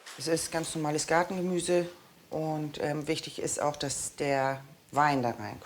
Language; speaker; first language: German; native; German